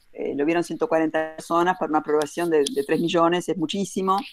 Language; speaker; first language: Spanish; native; Spanish